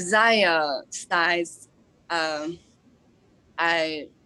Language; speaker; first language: English; non-native, fluent; Chinese